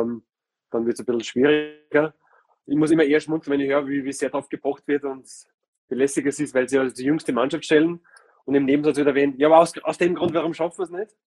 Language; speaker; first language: German; native; German